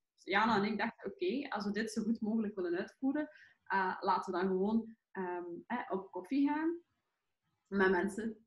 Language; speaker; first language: Dutch; early bilingual, other home language; Arabic